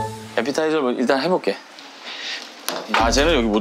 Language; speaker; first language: Korean; native; Korean